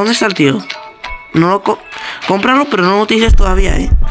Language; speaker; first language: Spanish; native; Spanish